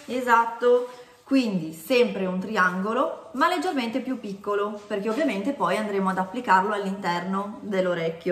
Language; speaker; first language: Italian; native; Italian